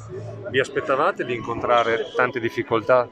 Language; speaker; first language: Italian; native; Italian